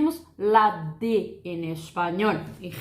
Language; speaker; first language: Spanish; non-native, fluent; Portuguese